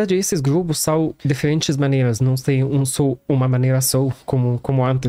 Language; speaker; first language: Portuguese; non-native, learner; Arabic